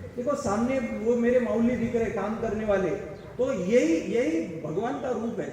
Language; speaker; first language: Hindi; non-native, local second language; Marathi